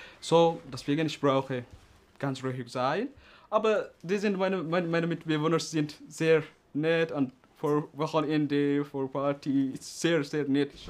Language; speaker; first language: German; non-native, learner; Tigrinya